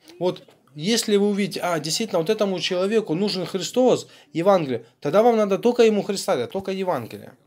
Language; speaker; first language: Russian; non-native, fluent; Korean